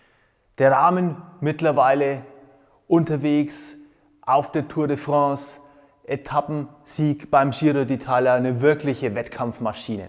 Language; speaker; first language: German; native; German